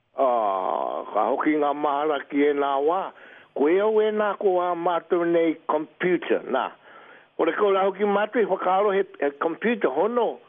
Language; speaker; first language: Māori; native; Māori